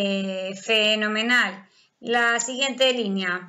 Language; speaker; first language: Spanish; native; Spanish